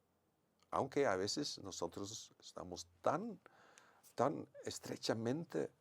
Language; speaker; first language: Spanish; non-native, fluent; Dutch